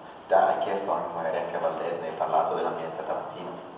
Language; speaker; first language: Italian; native; Italian